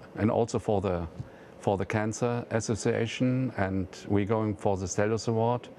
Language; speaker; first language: English; non-native, fluent; German